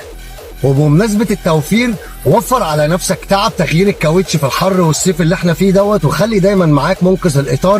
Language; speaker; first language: Arabic; native; Arabic